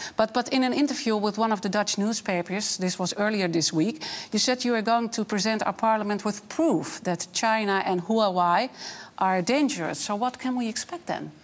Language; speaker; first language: English; non-native, fluent; Dutch